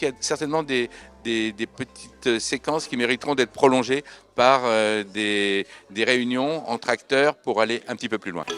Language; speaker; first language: French; native; French